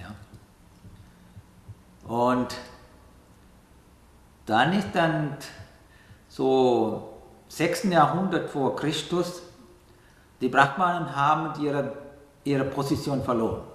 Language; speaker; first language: German; non-native, fluent; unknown